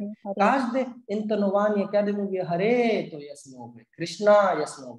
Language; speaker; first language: Polish; non-native, learner; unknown